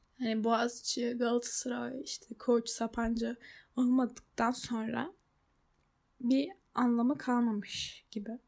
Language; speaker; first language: Turkish; early bilingual, heritage; Turkish